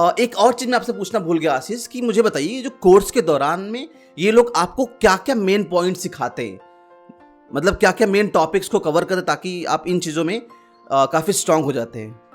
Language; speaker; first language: Hindi; native; Hindi